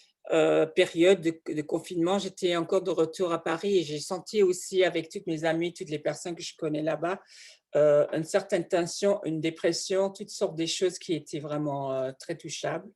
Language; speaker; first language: French; non-native, fluent; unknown